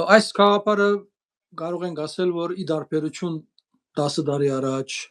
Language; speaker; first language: Armenian; early bilingual, heritage; Armenian